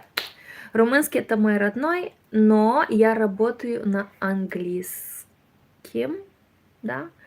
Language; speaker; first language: Russian; non-native, learner; Romanian